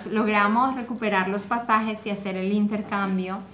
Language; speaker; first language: Spanish; native; Spanish